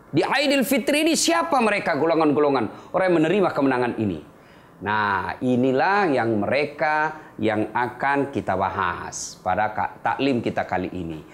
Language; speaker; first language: Indonesian; native; Indonesian